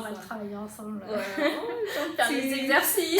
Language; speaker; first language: French; native; French